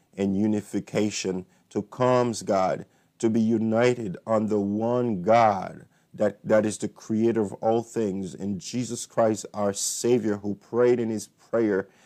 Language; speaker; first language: English; non-native, fluent; Haitian Creole